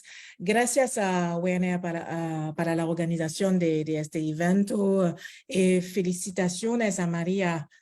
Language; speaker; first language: Spanish; non-native, fluent; French